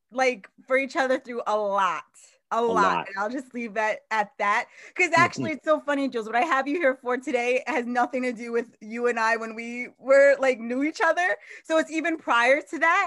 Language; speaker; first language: English; native; English